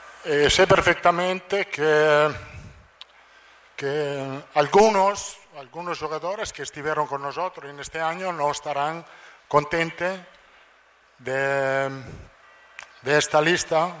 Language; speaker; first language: Portuguese; non-native, learner; Italian